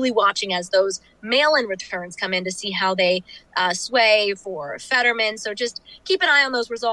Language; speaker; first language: English; native; English